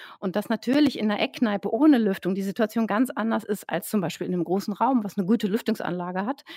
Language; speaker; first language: German; native; German